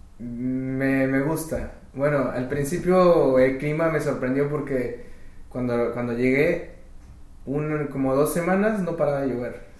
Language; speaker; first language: Spanish; native; Spanish